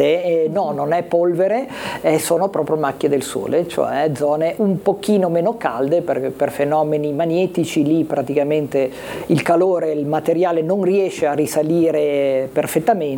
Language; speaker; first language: Italian; native; Italian